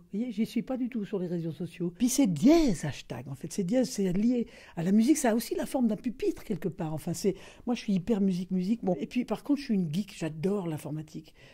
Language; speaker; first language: French; native; French